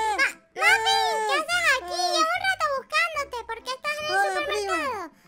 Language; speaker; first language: Spanish; native; Spanish